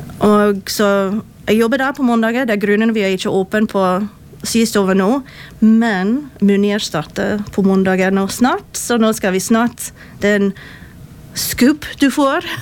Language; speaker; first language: Norwegian; non-native, fluent; English